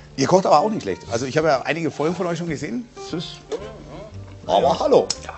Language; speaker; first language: German; native; German